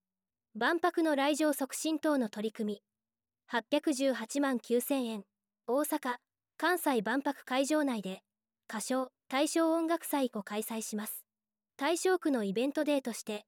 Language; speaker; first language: Japanese; native; Japanese